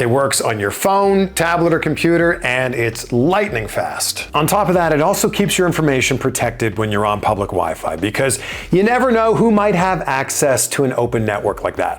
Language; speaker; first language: English; native; English